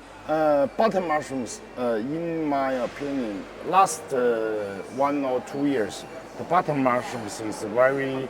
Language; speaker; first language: English; non-native, learner; Chinese